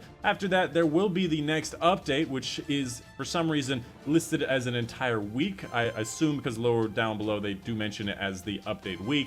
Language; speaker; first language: English; native; English